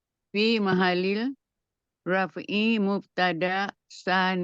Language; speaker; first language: Arabic; non-native, learner; Indonesian